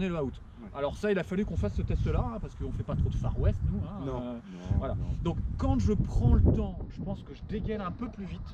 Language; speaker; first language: French; native; French